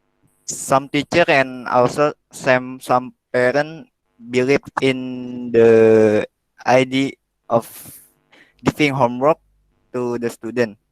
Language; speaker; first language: English; non-native, learner; Indonesian